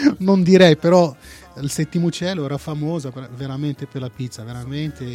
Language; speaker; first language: Italian; non-native, fluent; Arabic